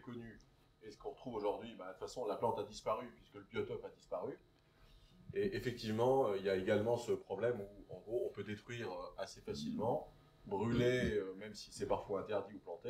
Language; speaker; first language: French; native; French